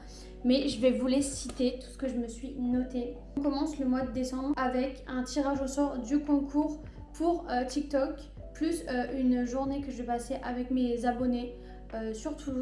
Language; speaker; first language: French; native; French